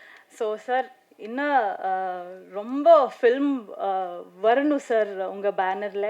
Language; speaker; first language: Tamil; non-native, fluent; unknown